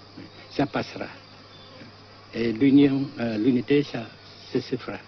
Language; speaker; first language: French; non-native, local second language; Vietnamese